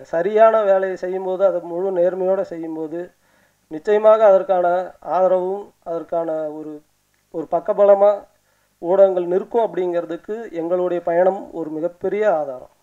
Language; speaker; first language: Tamil; native; Tamil